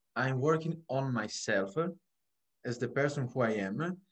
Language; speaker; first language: English; non-native, fluent; Italian